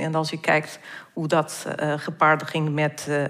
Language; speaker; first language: Dutch; non-native, fluent; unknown